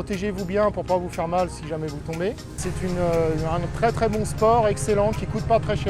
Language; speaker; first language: French; native; French